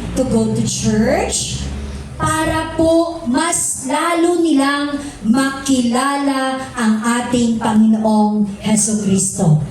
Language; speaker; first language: Filipino; non-native, local second language; Aklanon